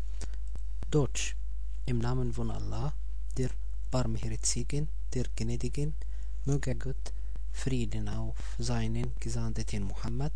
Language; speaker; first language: German; non-native, learner; Arabic